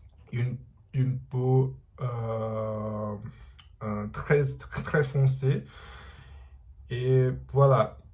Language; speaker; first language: French; non-native, learner; Portuguese